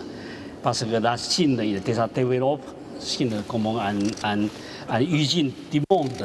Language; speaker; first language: French; non-native, learner; Chinese